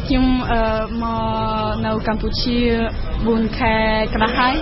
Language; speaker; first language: Khmer; early bilingual, heritage; Khmer